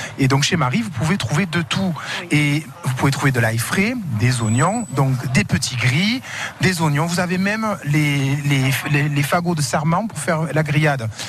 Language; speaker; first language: French; native; French